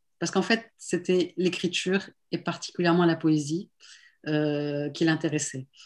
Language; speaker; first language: French; non-native, local second language; Arabic